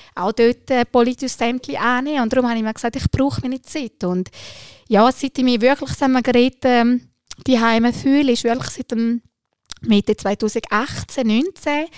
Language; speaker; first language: German; early bilingual, other home language; Albanian